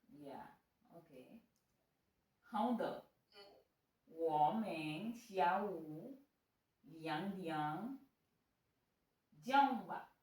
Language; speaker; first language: Chinese; non-native, learner; Haitian Creole